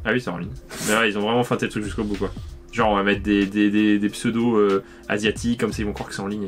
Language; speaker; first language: French; native; French